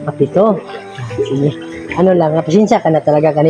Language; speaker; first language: Filipino; non-native, local second language; Cebuano